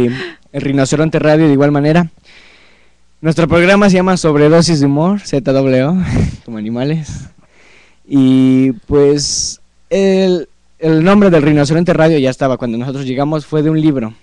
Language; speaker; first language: Spanish; native; Spanish